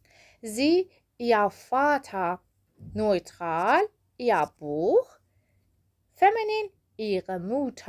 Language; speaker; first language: German; non-native, fluent; Persian